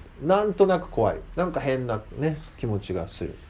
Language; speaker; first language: Japanese; native; Japanese